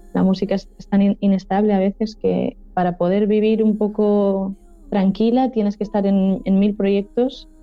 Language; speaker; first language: Spanish; non-native, local second language; Catalan